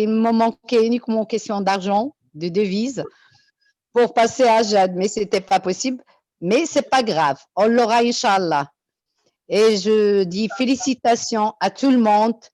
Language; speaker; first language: French; non-native, local second language; Arabic